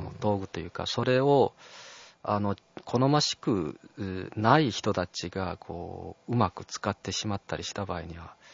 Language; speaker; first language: Japanese; non-native, fluent; Chinese